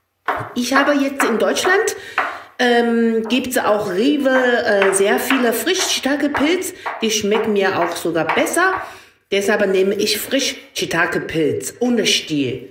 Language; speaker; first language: German; non-native, learner; Chinese